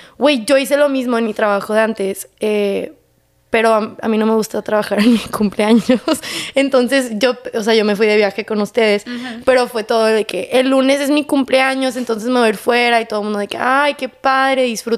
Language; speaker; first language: Spanish; native; Spanish